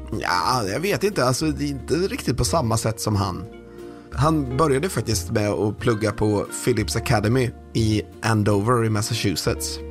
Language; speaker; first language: Swedish; native; Swedish